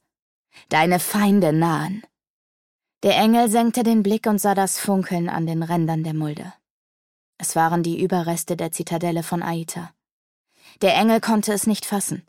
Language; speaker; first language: German; native; German